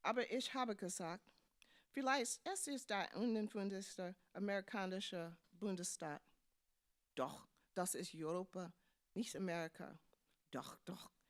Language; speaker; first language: German; non-native, fluent; English